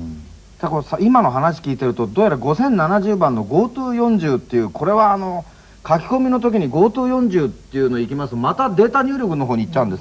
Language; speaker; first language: Japanese; native; Japanese